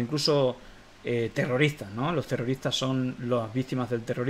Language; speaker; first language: Spanish; native; Spanish